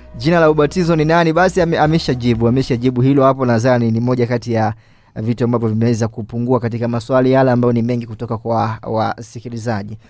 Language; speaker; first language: Swahili; native; Swahili